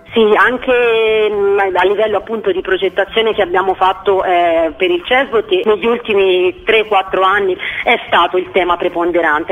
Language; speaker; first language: Italian; native; Italian